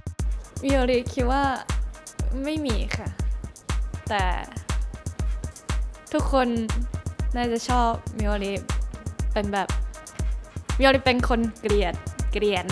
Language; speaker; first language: Thai; non-native, learner; Japanese